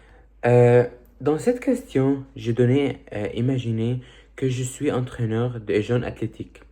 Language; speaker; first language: French; early bilingual, other home language; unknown